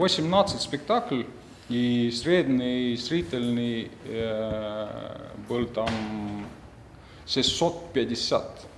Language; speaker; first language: Russian; non-native, fluent; Estonian